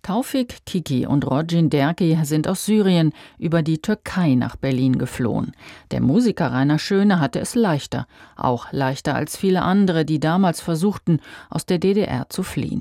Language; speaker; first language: German; native; German